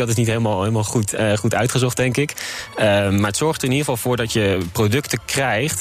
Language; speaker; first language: Dutch; native; Dutch